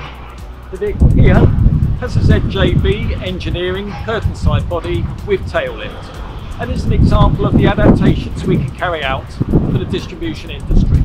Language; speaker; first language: English; native; English